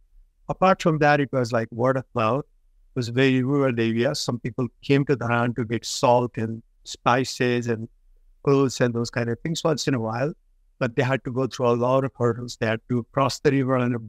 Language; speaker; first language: English; non-native, local second language; Nepali